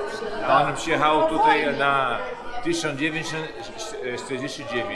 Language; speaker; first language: Polish; non-native, learner; Portuguese